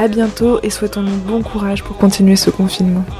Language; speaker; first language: French; native; French